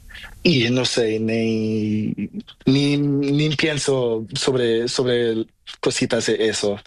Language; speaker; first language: Spanish; non-native, learner; Portuguese